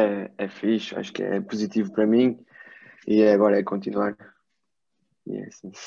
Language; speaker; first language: Portuguese; early bilingual, heritage; Portuguese